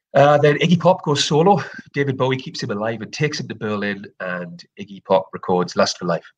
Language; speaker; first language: English; native; English